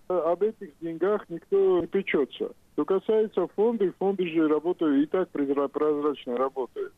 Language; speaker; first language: Russian; non-native, local second language; Georgian